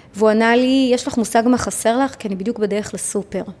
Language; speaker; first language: Hebrew; early bilingual, other home language; Arabic